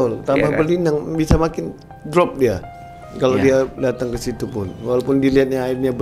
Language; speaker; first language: Indonesian; native; Indonesian